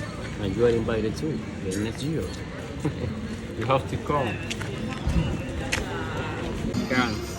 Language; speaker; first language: English; non-native, fluent; Spanish